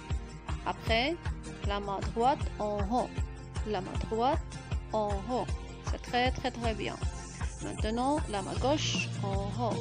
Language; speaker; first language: French; non-native, local second language; Arabic